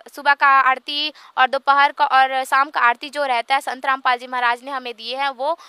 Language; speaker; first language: Hindi; native; Hindi